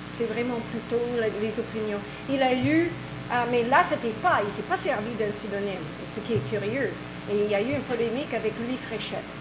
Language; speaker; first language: French; native; French